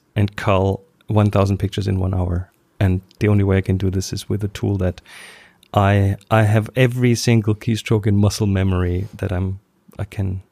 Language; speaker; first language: English; non-native, fluent; German